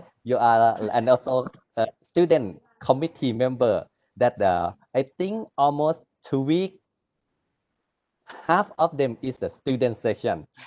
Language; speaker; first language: English; non-native, learner; Thai